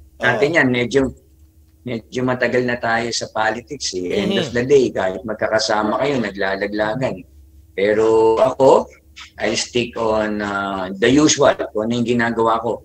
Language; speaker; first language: Filipino; native; Filipino